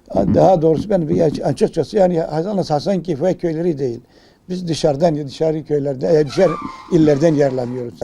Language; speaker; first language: Turkish; native; Turkish